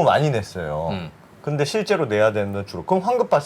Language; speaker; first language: Korean; native; Korean